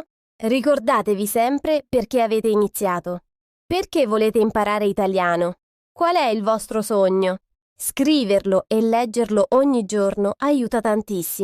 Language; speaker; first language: Italian; non-native, fluent; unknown